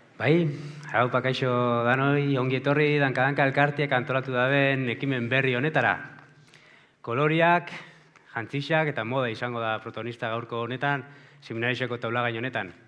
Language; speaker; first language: Basque; native; Basque